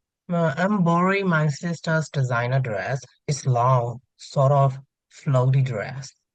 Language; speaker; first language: English; non-native, fluent; Burmese